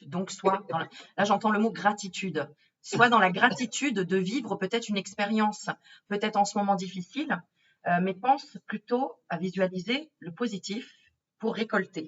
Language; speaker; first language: French; native; French